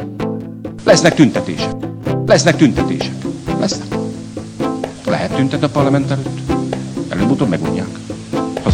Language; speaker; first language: Hungarian; native; Hungarian